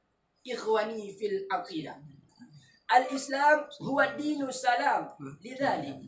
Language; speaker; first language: Arabic; non-native, learner; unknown